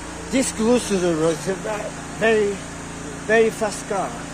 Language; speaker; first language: English; non-native, learner; Portuguese